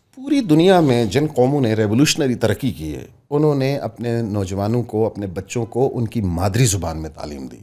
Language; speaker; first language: Urdu; non-native, local second language; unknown